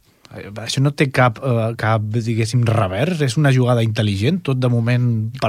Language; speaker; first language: Catalan; native; Catalan